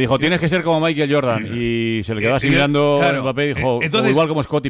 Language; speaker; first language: Spanish; native; Spanish